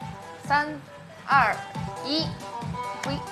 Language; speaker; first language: Chinese; native; Chinese